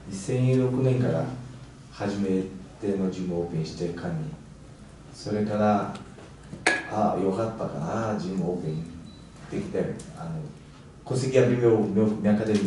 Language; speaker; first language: Japanese; non-native, learner; Portuguese